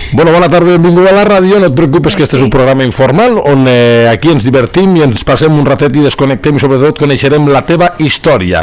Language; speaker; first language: Catalan; native; Catalan